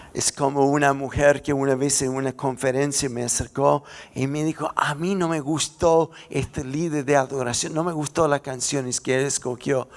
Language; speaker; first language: Spanish; non-native, fluent; English